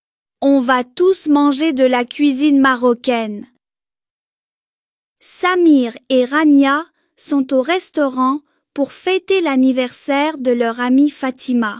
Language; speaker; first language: French; non-native, local second language; Arabic